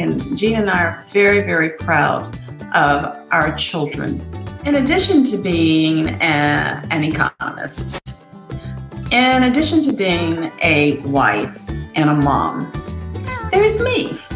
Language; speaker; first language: English; native; English